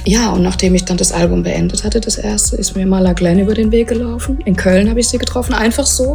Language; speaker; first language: German; native; German